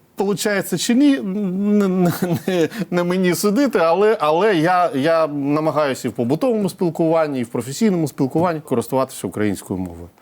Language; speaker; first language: Ukrainian; non-native, local second language; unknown